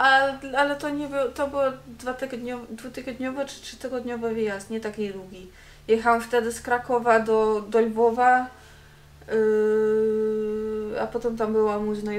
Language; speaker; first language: Polish; non-native, fluent; Dutch